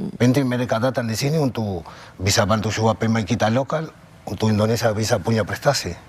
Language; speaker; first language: Indonesian; non-native, fluent; Spanish